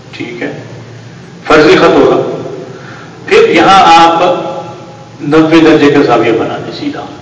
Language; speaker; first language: Urdu; non-native, local second language; Pashto